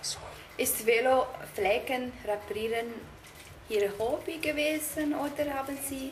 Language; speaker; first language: German; non-native, learner; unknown